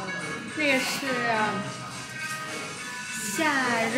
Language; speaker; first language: Chinese; non-native, fluent; Vietnamese